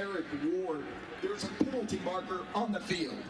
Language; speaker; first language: English; native; English